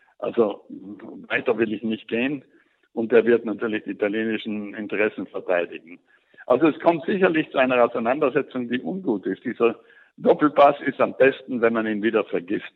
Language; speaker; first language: German; native; German